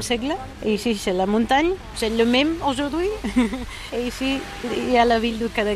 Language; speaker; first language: French; non-native, learner; Catalan